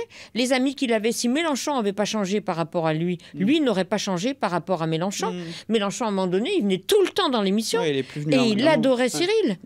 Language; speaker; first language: French; native; French